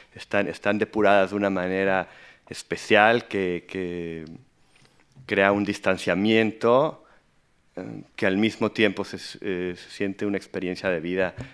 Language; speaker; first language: Spanish; native; Spanish